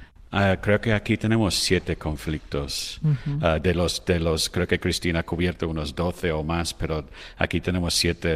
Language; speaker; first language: Spanish; non-native, fluent; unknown